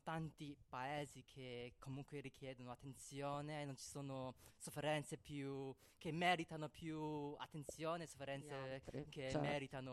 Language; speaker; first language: Italian; non-native, fluent; Cantonese